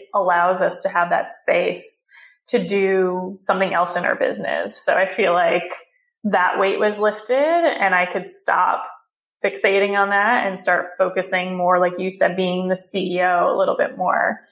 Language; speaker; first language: English; early bilingual, other home language; Hebrew